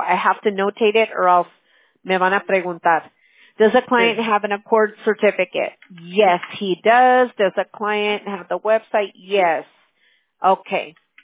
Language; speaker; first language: English; early bilingual, other home language; Spanish